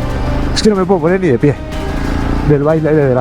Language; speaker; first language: Spanish; native; Spanish